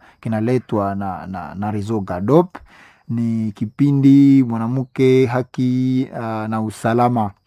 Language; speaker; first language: Swahili; non-native, local second language; Nande